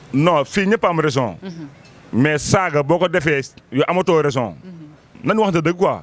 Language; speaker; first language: Wolof; native; Wolof